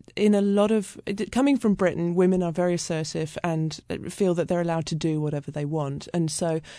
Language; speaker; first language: English; native; English